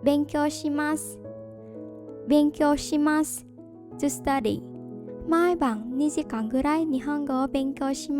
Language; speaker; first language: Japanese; non-native, fluent; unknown